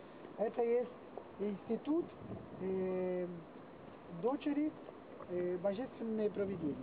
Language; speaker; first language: Russian; non-native, learner; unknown